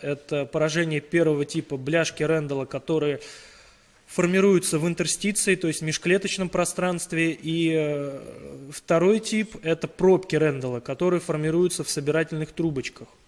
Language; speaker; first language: Russian; native; Russian